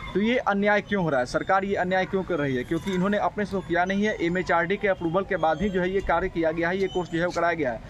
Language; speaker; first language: Hindi; native; Hindi